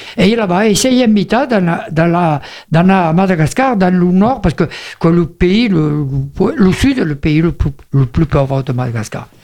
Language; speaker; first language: French; native; French